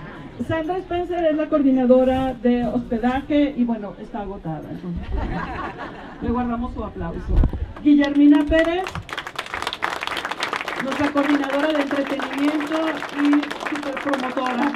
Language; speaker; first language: Spanish; native; Spanish